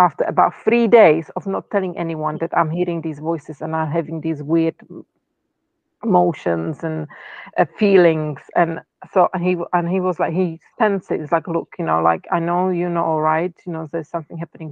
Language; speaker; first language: English; non-native, fluent; Czech